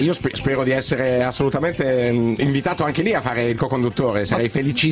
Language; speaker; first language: Italian; native; Italian